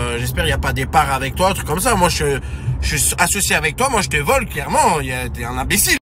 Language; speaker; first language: French; native; French